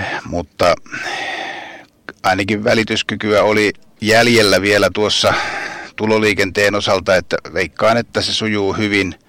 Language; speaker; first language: Finnish; native; Finnish